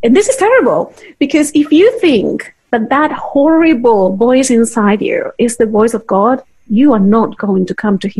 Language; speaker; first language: English; non-native, fluent; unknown